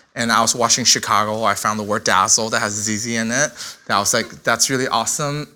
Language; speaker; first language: English; non-native, fluent; Chinese